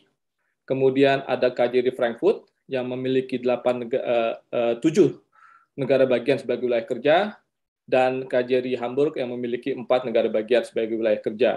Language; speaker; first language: Indonesian; native; Indonesian